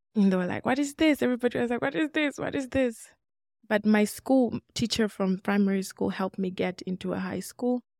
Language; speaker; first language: English; non-native, local second language; Swahili